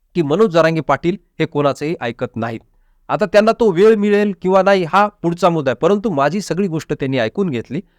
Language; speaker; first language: Marathi; native; Marathi